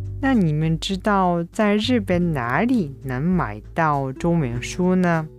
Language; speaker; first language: Chinese; non-native, fluent; Japanese